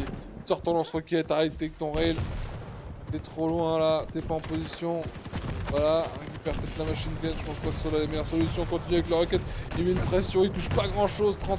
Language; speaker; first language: French; native; French